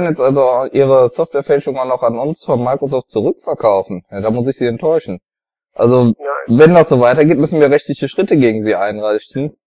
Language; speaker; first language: German; native; German